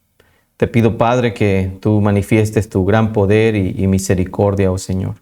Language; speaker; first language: Spanish; native; Spanish